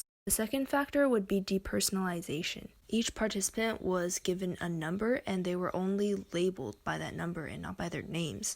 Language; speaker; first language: English; native; English